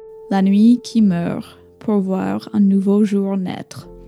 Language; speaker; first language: French; non-native, fluent; English